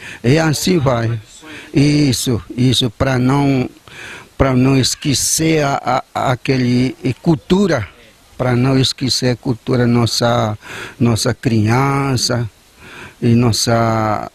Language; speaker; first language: Portuguese; non-native, local second language; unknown